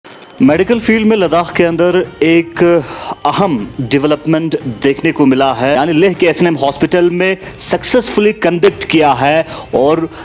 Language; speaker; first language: Hindi; non-native, local second language; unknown